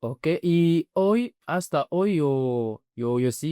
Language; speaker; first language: Spanish; non-native, learner; French